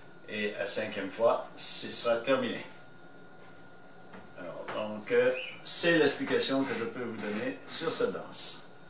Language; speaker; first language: French; native; French